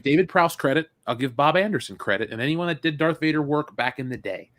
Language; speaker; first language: English; native; English